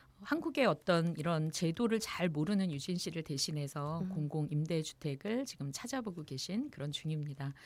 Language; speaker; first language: Korean; native; Korean